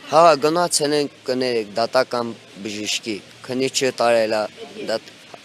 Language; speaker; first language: Armenian; native; Armenian